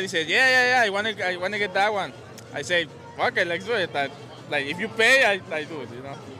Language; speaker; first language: English; non-native, learner; Spanish